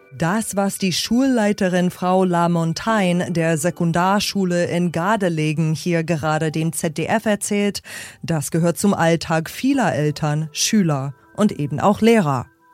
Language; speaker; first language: German; native; German